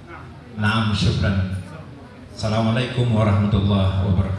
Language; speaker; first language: Arabic; non-native, learner; Indonesian